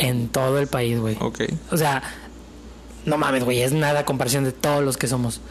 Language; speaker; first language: Spanish; native; Spanish